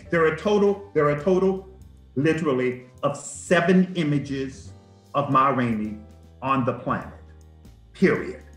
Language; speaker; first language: English; native; English